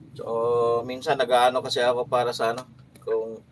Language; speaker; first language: Filipino; non-native, local second language; Cebuano